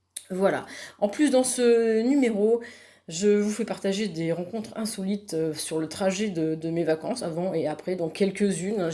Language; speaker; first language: French; native; French